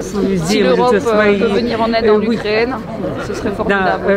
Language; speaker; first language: French; native; French